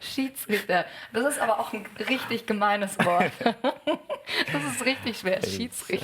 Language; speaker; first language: German; native; German